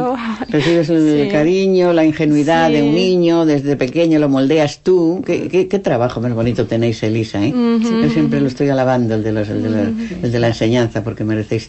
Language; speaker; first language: Spanish; native; Spanish